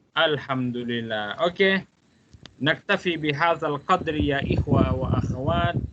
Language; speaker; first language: Arabic; non-native, fluent; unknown